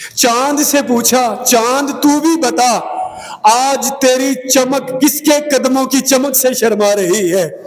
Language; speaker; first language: Urdu; non-native, local second language; Punjabi